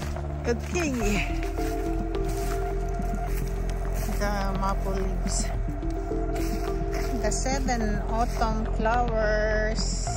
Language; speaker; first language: English; non-native, local second language; Filipino